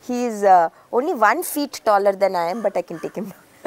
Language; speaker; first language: English; non-native, local second language; Malayalam